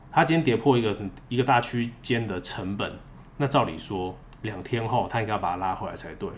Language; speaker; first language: Chinese; native; Chinese